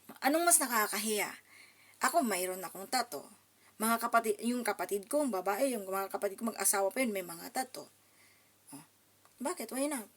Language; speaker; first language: Filipino; non-native, local second language; Cebuano